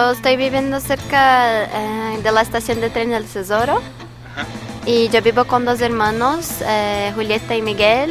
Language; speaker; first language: Spanish; non-native, learner; Portuguese